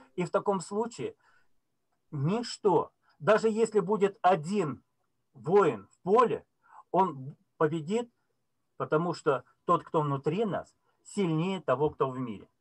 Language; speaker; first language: Russian; native; Russian